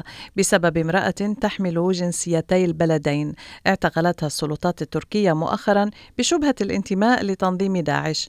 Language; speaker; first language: Arabic; native; Arabic